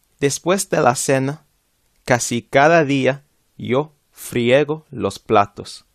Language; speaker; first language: Spanish; non-native, fluent; English